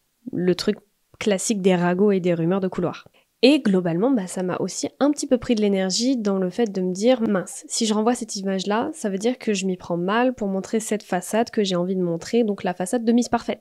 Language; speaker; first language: French; native; French